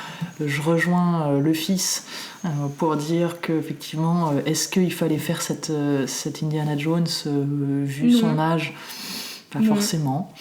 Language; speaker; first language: French; native; French